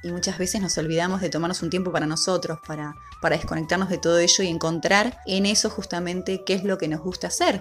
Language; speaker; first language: Spanish; native; Spanish